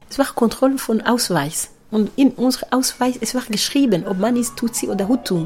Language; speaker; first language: German; non-native, fluent; Kinyarwanda